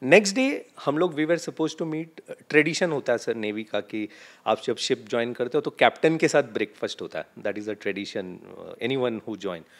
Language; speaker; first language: Hindi; non-native, local second language; Malayalam